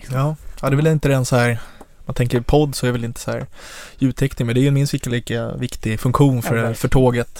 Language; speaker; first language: Swedish; native; Swedish